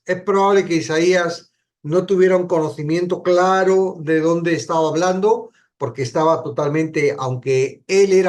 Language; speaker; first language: Spanish; native; Spanish